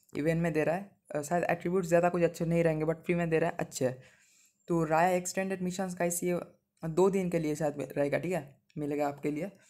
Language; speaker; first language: Hindi; non-native, local second language; Bangla